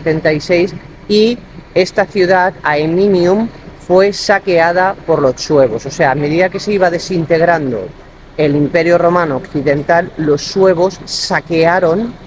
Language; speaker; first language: Spanish; native; Spanish